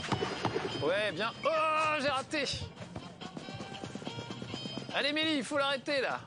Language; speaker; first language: French; native; French